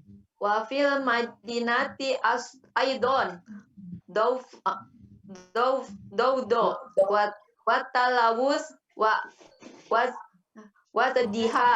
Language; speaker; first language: Arabic; non-native, learner; Indonesian